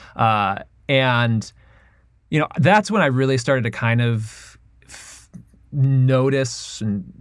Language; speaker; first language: English; native; English